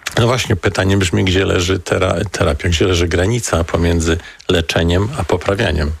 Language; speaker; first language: Polish; native; Polish